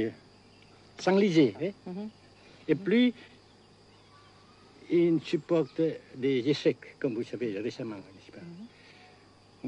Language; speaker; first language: French; non-native, fluent; Vietnamese